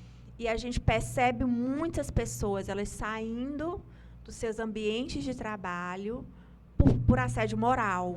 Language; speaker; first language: Portuguese; native; Portuguese